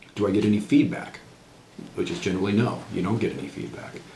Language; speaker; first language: English; native; English